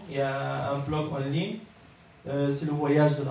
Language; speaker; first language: French; non-native, learner; Arabic